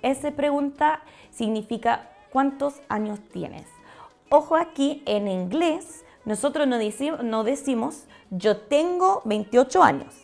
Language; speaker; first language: Spanish; non-native, fluent; English